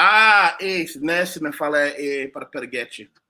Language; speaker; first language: Portuguese; non-native, learner; English